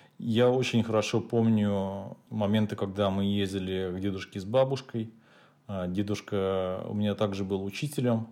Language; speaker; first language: Russian; native; Russian